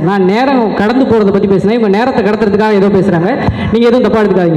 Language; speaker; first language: Tamil; native; Tamil